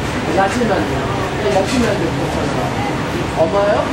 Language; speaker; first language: Korean; non-native, learner; English